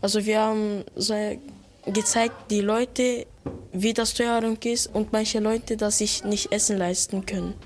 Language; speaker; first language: German; early bilingual, other home language; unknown